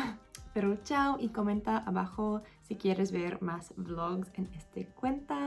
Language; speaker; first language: Spanish; non-native, learner; English